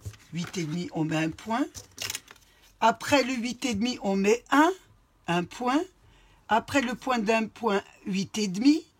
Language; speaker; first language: French; native; French